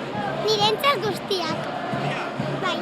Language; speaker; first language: Basque; non-native, local second language; Spanish